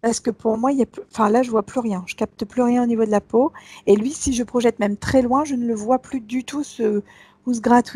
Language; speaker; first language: French; native; French